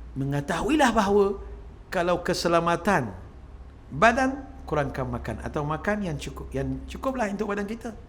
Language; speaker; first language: Malay; non-native, fluent; Arabic